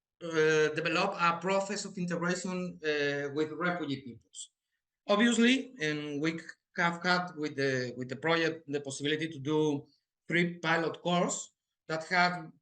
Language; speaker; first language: English; non-native, fluent; Spanish